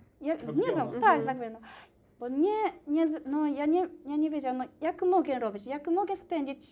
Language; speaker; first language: Polish; non-native, learner; Japanese